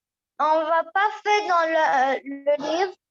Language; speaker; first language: French; non-native, learner; Arabic